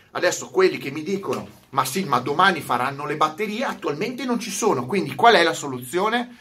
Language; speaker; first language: Italian; native; Italian